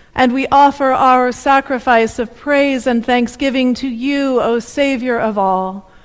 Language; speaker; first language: English; native; English